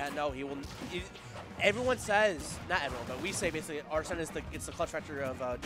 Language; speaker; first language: English; native; English